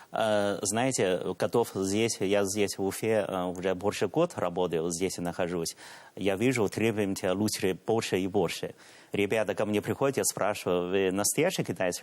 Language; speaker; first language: Russian; non-native, learner; Chinese